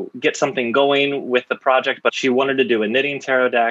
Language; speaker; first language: English; native; English